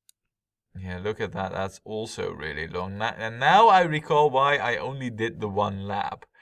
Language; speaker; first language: English; non-native, fluent; Dutch